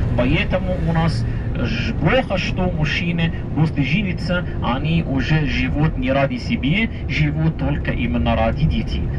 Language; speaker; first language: Russian; non-native, fluent; Arabic